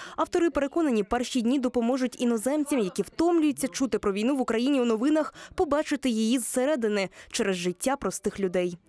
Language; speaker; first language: Ukrainian; native; Ukrainian